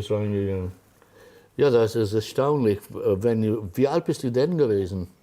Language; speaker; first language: German; non-native, fluent; English